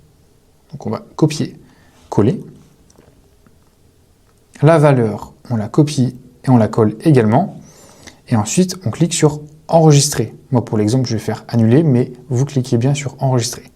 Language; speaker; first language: French; native; French